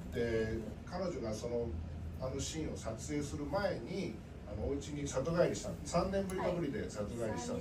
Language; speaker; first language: Japanese; native; Japanese